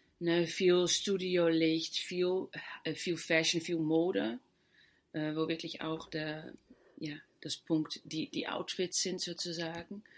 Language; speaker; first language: German; non-native, fluent; Dutch